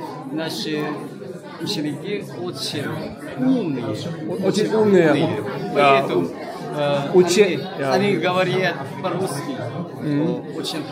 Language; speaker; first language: Russian; non-native, learner; Korean